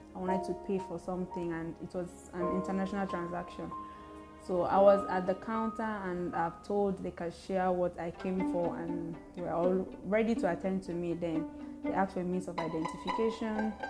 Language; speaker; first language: English; non-native, local second language; Igbo